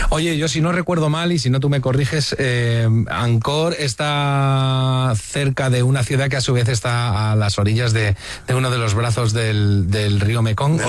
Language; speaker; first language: Spanish; native; Spanish